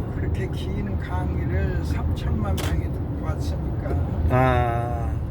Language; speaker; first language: Korean; native; Korean